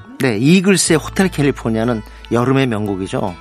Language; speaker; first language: Korean; native; Korean